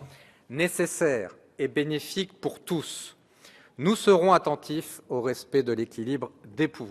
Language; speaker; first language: French; native; French